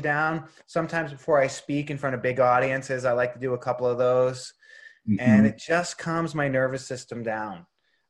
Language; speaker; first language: English; native; English